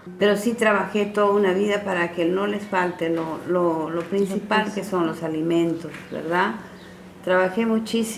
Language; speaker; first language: Spanish; native; Spanish